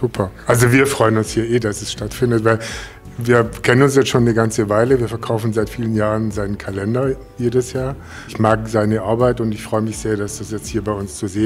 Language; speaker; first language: German; native; German